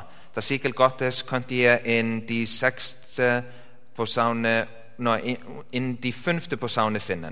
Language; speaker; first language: German; non-native, fluent; Icelandic